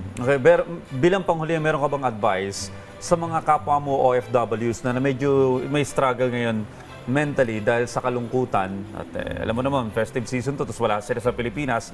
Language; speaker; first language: Filipino; native; Filipino